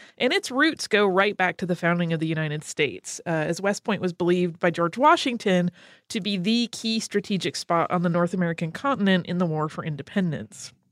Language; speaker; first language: English; native; English